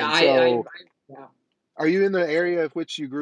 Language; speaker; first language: English; native; English